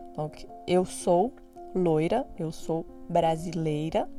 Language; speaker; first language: French; non-native, fluent; Portuguese